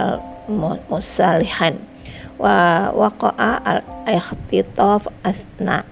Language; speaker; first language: Arabic; non-native, fluent; Indonesian